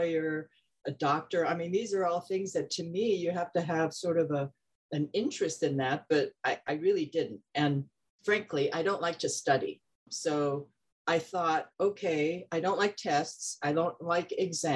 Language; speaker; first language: English; non-native, local second language; Cantonese